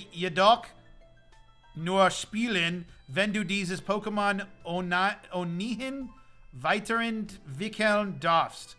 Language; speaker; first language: German; non-native, learner; English